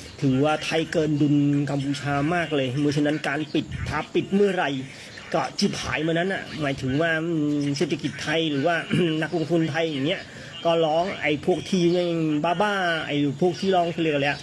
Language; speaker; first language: Thai; native; Thai